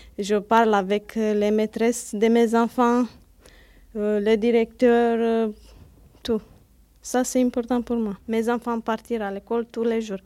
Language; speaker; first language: French; non-native, learner; Romanian